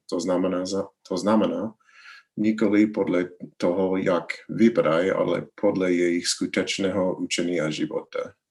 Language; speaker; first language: Czech; non-native, learner; English